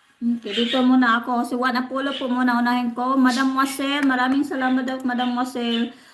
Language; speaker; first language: Filipino; non-native, local second language; Cebuano